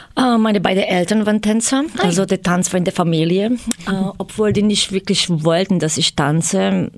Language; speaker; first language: German; non-native, fluent; Croatian